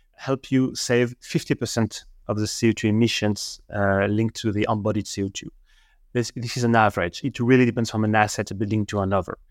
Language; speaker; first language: English; non-native, fluent; French